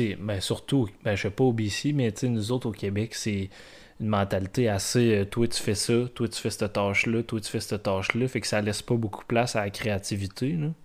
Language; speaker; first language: French; native; French